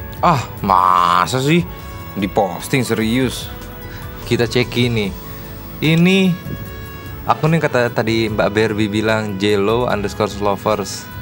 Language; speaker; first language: Indonesian; native; Indonesian